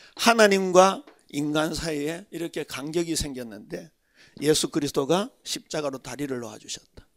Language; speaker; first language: Korean; native; Korean